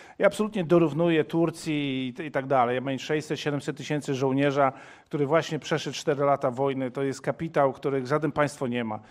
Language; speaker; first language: Polish; early bilingual, heritage; Polish